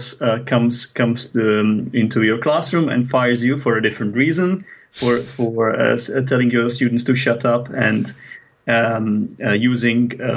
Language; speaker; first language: English; non-native, fluent; Czech